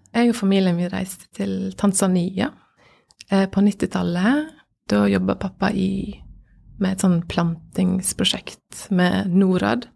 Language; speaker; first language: Norwegian; native; Norwegian